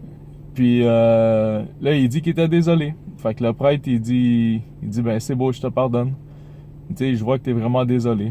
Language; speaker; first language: French; native; French